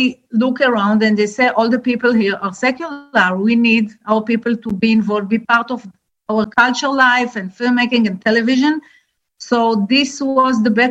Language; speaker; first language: English; non-native, fluent; Hebrew